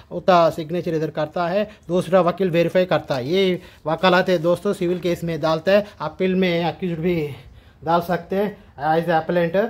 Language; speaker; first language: Hindi; non-native, local second language; Telugu